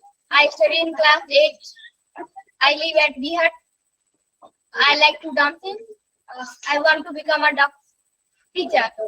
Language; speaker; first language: English; non-native, learner; Hindi